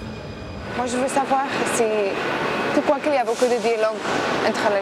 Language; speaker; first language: French; non-native, learner; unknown